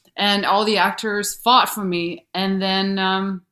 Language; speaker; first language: English; non-native, fluent; Danish